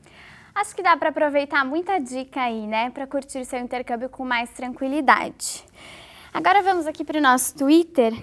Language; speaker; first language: Portuguese; native; Portuguese